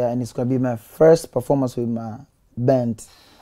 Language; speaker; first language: English; non-native, local second language; Swahili